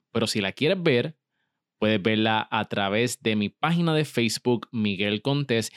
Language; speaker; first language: Spanish; native; Spanish